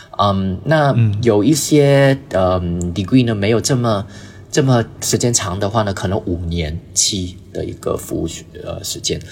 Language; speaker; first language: Chinese; early bilingual, heritage; Chinese